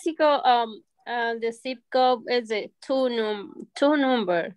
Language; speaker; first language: English; non-native, learner; Spanish